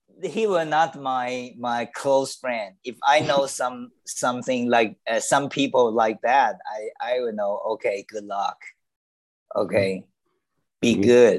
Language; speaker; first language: English; non-native, learner; Chinese